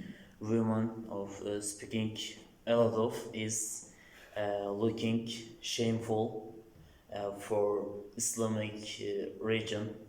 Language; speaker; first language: English; non-native, learner; Turkish